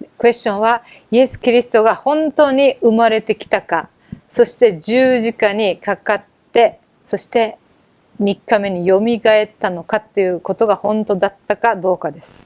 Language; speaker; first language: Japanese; native; Japanese